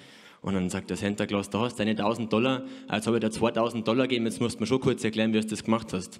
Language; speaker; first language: German; native; German